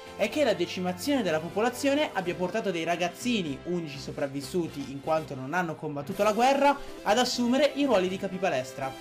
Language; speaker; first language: Italian; native; Italian